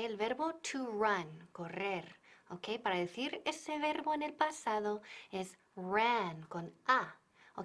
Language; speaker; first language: Spanish; non-native, fluent; English